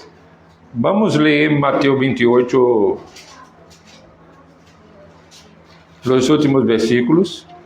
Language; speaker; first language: Spanish; non-native, fluent; Portuguese